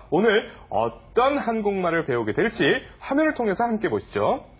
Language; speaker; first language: Korean; native; Korean